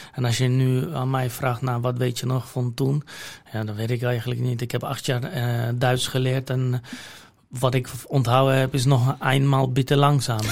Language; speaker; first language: Dutch; non-native, fluent; Polish